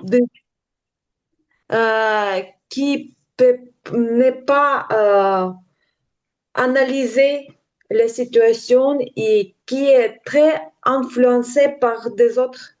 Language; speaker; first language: French; non-native, learner; Ukrainian